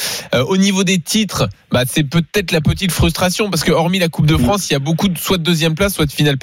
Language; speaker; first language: French; native; French